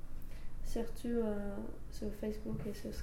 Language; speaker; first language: French; non-native, fluent; English